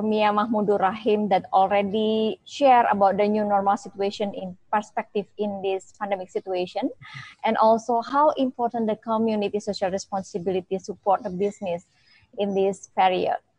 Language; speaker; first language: English; non-native, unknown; Indonesian